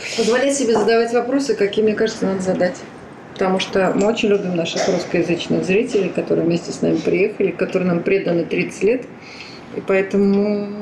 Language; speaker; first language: Russian; native; Russian